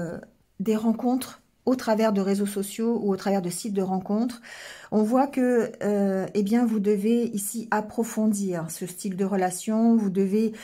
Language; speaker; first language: French; native; French